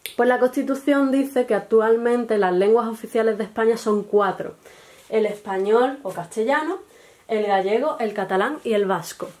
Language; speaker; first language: Spanish; native; Spanish